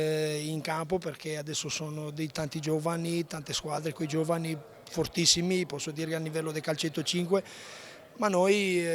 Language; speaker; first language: Italian; non-native, local second language; Romanian